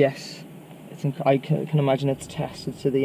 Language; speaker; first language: English; native; English